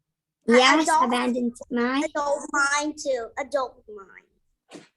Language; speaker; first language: English; non-native, learner; Vietnamese